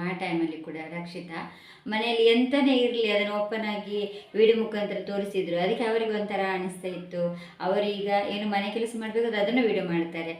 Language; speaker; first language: Kannada; non-native, local second language; Tulu